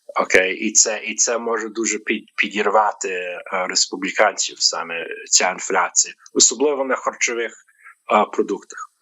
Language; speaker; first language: Ukrainian; early bilingual, heritage; Ukrainian